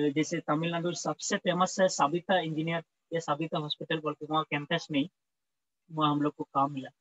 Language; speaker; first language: Hindi; native; Hindi